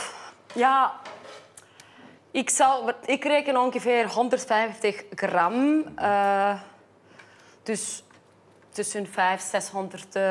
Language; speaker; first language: Dutch; non-native, fluent; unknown